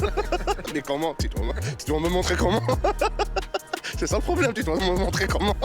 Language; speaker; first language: French; non-native, learner; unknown